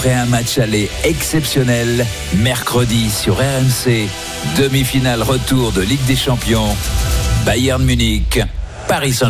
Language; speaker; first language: French; native; French